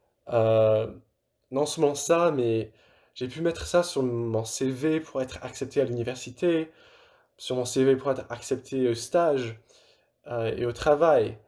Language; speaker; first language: French; non-native, fluent; English